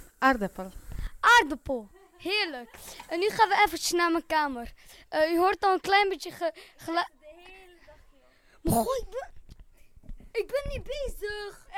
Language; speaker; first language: Dutch; early bilingual, other home language; Persian